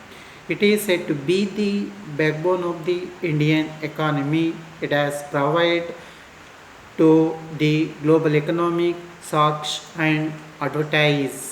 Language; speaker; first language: English; non-native, local second language; Kannada